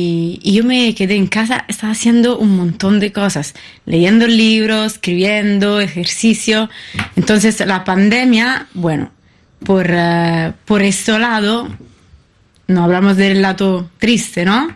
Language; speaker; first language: Spanish; non-native, fluent; Italian